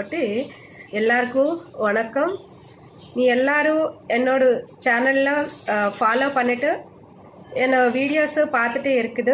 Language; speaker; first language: Tamil; non-native, learner; Telugu